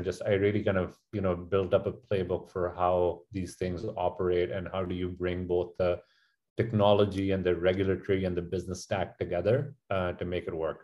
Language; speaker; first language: English; non-native, local second language; Urdu